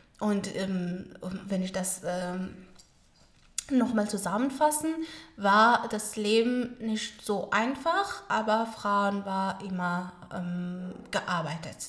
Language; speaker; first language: German; non-native, learner; Pashto